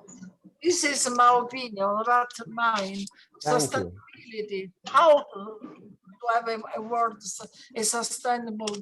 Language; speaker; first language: English; non-native, learner; Italian